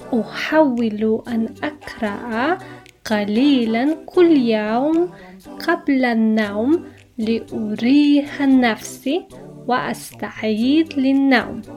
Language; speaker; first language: Arabic; non-native, fluent; Polish